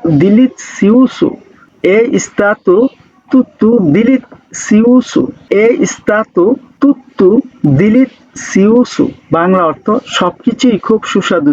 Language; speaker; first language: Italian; non-native, learner; Bangla